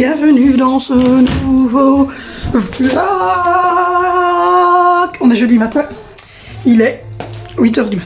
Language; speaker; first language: French; native; French